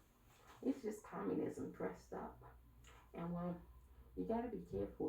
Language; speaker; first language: English; native; English